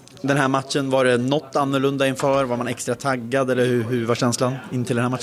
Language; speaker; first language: Swedish; native; Swedish